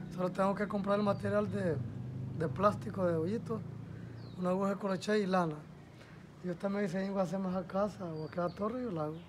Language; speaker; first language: Spanish; native; Spanish